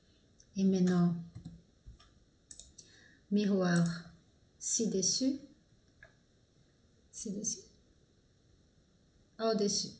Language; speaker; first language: French; non-native, fluent; Portuguese